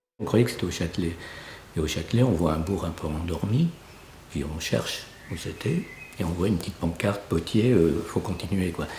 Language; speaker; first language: French; native; French